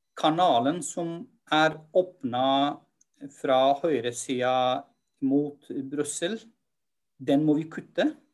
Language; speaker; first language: Norwegian; non-native, fluent; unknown